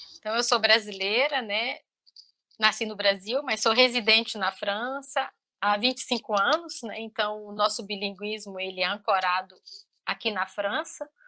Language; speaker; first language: Portuguese; native; Portuguese